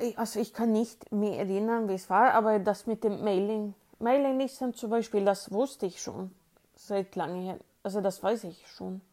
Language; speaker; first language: German; non-native, fluent; Swedish